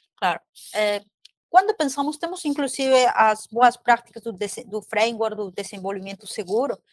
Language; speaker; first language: Portuguese; non-native, fluent; Spanish